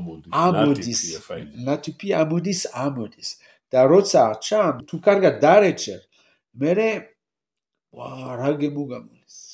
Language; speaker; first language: Georgian; non-native, learner; French